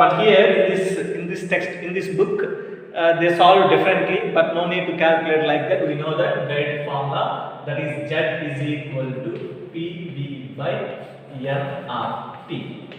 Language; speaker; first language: English; non-native, local second language; Telugu